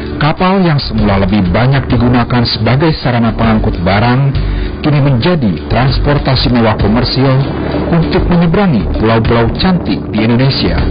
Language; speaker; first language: Indonesian; native; Indonesian